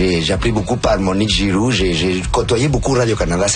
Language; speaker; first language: French; non-native, fluent; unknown